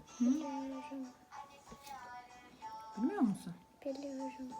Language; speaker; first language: Turkish; early bilingual, heritage; Turkish